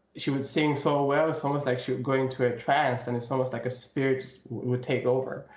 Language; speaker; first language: English; non-native, local second language; Nyanja